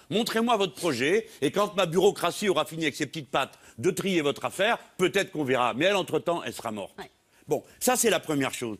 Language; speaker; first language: French; native; French